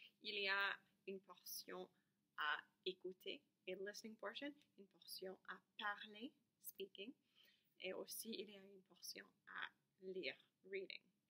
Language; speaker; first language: French; non-native, fluent; English